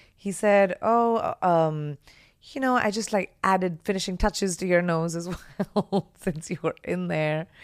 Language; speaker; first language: English; non-native, local second language; Hindi